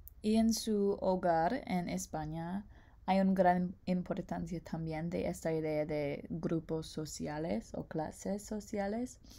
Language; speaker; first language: Spanish; non-native, learner; English